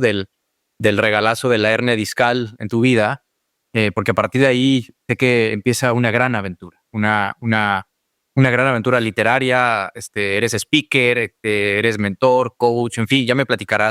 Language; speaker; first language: Spanish; native; Spanish